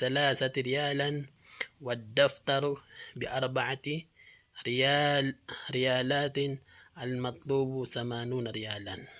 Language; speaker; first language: Arabic; non-native, fluent; Filipino